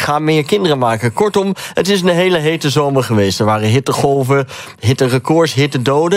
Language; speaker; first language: Dutch; native; Dutch